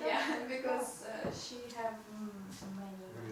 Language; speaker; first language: English; non-native, learner; Russian